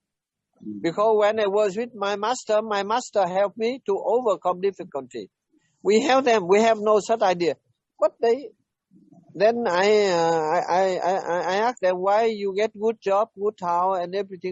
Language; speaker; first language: English; non-native, learner; Vietnamese